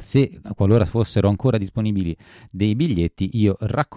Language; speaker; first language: Italian; native; Italian